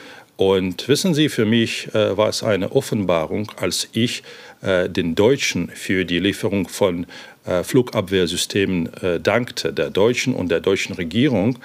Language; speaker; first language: German; non-native, fluent; Ukrainian